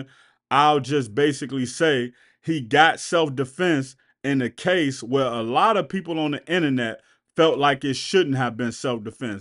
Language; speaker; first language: English; native; English